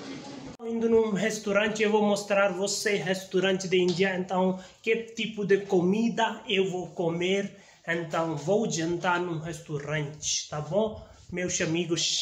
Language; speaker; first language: Portuguese; non-native, learner; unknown